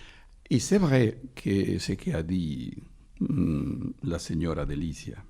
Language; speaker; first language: French; non-native, fluent; Spanish